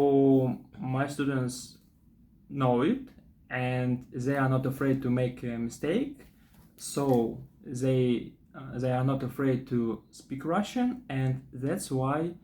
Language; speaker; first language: English; non-native, fluent; Russian